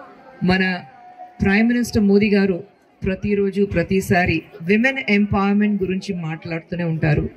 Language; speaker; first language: Telugu; non-native, fluent; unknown